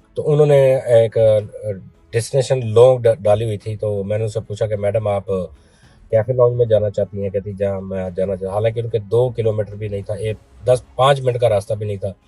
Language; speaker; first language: Urdu; non-native, local second language; Punjabi